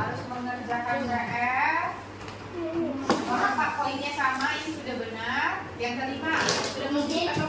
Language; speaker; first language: Indonesian; native; Indonesian